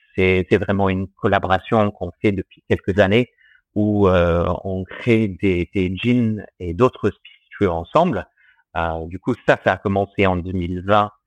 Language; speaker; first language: French; early bilingual, heritage; English